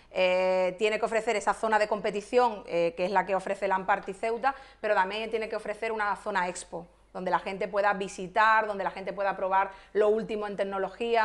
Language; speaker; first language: Spanish; native; Spanish